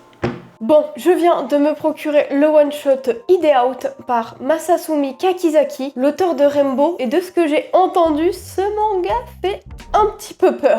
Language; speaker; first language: French; native; French